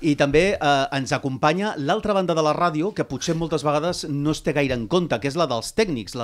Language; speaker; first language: Catalan; native; Catalan